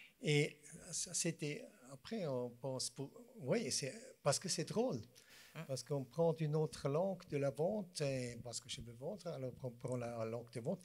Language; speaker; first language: French; non-native, fluent; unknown